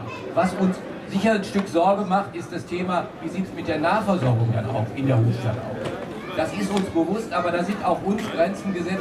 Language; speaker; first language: German; native; German